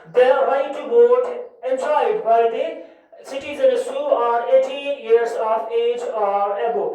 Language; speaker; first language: English; non-native, local second language; Kashmiri